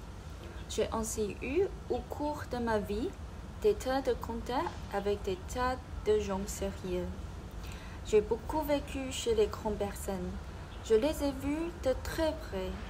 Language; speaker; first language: French; non-native, learner; Chinese